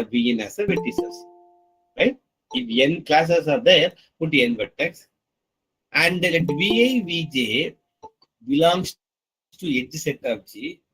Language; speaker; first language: English; non-native, local second language; Tamil